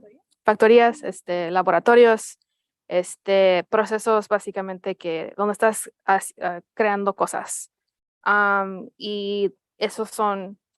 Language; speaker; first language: Spanish; early bilingual, heritage; Spanish